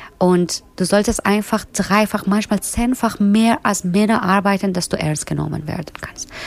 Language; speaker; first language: German; non-native, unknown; Persian